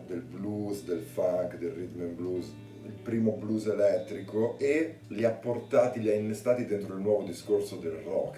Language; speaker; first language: Italian; native; Italian